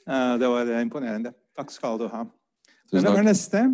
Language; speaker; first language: Norwegian; non-native, fluent; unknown